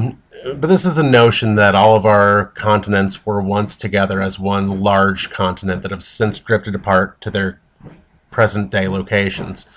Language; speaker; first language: English; native; English